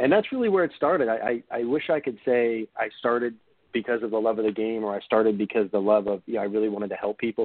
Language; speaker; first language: English; native; English